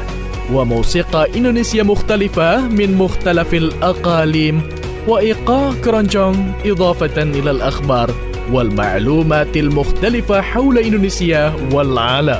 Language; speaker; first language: Arabic; non-native, fluent; Indonesian